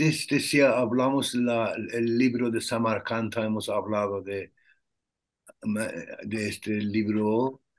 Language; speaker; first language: Spanish; non-native, learner; Persian